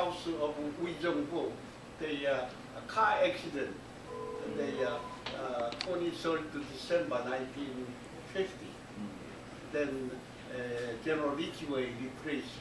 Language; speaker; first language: English; non-native, learner; Korean